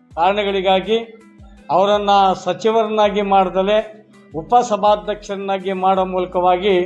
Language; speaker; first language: Kannada; non-native, local second language; Lambadi